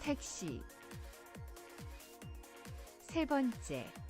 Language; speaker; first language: Korean; non-native, learner; English